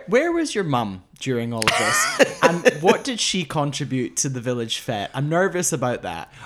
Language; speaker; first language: English; native; English